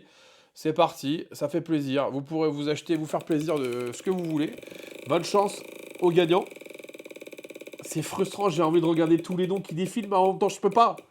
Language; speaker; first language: French; native; French